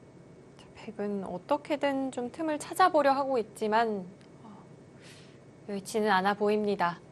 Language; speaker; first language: Korean; native; Korean